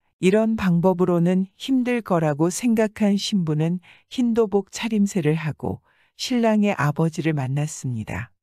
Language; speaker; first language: Korean; native; Korean